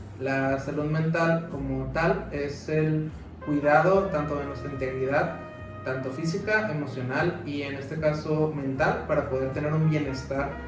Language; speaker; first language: Spanish; native; Spanish